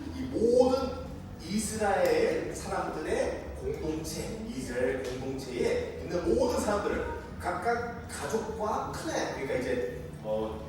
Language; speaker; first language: Korean; native; Korean